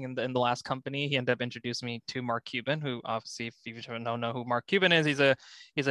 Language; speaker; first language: English; native; English